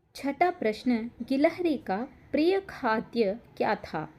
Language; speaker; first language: Hindi; non-native, local second language; Kannada